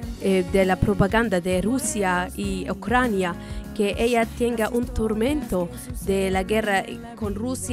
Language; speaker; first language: Spanish; non-native, fluent; Arabic